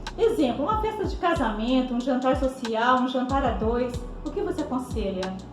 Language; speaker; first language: Portuguese; native; Portuguese